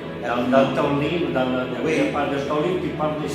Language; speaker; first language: French; non-native, learner; Italian